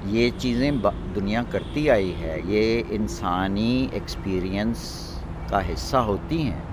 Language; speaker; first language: Hindi; native; Hindi